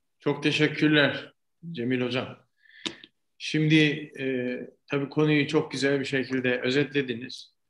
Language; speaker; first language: Turkish; native; Turkish